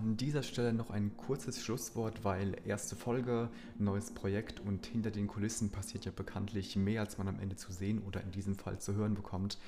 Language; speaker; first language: German; early bilingual, other home language; Polish